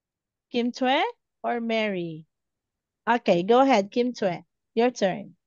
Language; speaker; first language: English; non-native, fluent; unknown